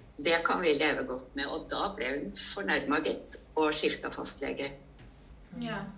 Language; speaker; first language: Norwegian; native; Norwegian